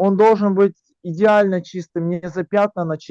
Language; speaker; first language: Russian; native; Russian